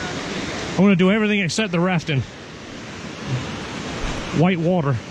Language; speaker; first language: English; native; English